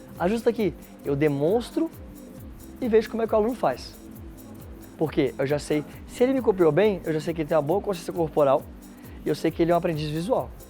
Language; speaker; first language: Portuguese; native; Portuguese